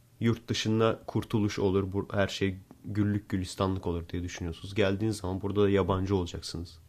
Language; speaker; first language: Turkish; native; Turkish